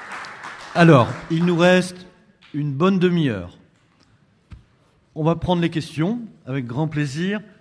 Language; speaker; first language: French; native; French